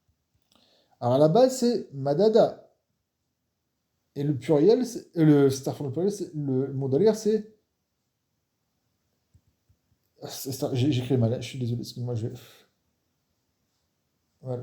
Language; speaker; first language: French; non-native, fluent; Arabic